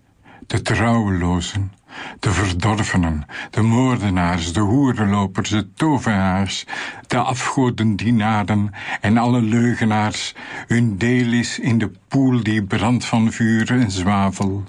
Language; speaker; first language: Dutch; native; Dutch